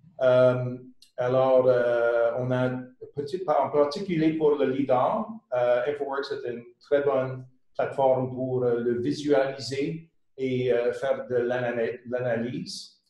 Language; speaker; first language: French; non-native, local second language; English